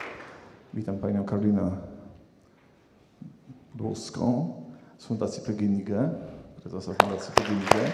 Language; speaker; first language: Polish; native; Polish